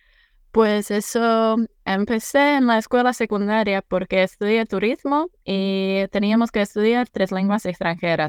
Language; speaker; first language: Spanish; non-native, fluent; Czech